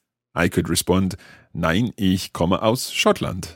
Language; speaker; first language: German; non-native, learner; English